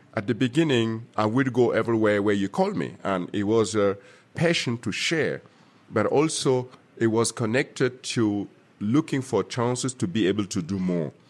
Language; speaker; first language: English; non-native, fluent; Mossi